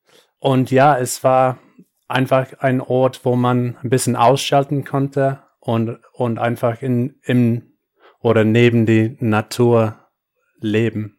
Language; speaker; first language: German; non-native, fluent; English